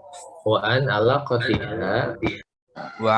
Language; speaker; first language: Arabic; non-native, fluent; Indonesian